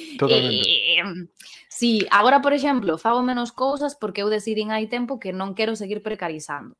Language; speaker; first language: Galician; non-native, local second language; Spanish